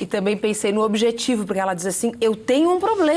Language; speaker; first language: Portuguese; native; Portuguese